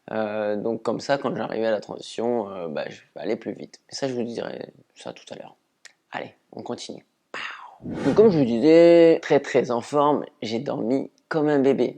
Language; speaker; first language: French; native; French